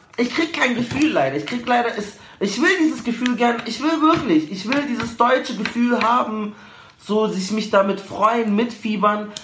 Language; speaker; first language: German; early bilingual, other home language; Arabic